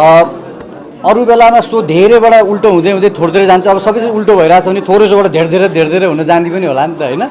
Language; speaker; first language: Nepali; native; Nepali